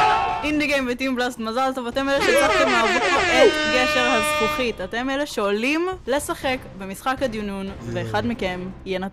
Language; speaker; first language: Hebrew; native; Hebrew